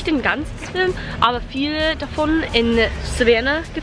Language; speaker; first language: German; non-native, learner; English